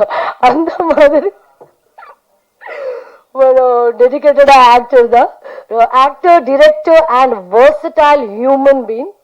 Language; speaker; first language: Tamil; non-native, learner; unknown